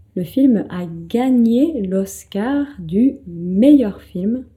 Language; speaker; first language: French; native; French